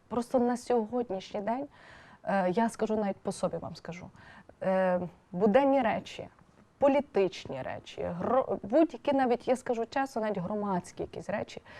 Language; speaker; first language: Ukrainian; native; Ukrainian